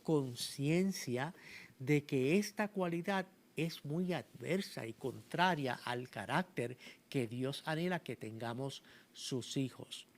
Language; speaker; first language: Spanish; native; Spanish